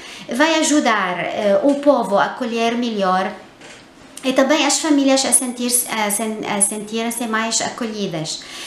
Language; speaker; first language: Portuguese; non-native, fluent; Arabic